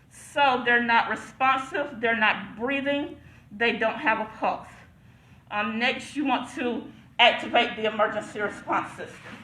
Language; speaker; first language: English; native; English